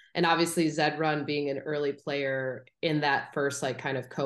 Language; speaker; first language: English; native; English